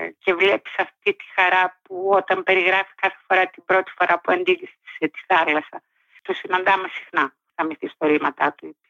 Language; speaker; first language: Greek; native; Greek